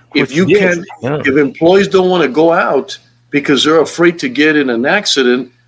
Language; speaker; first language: English; native; English